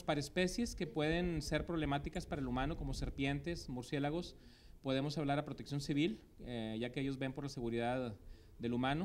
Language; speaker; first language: Spanish; native; Spanish